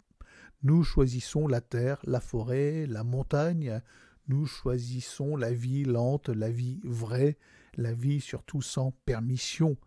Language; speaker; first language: French; native; French